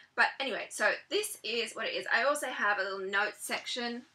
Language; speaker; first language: English; native; English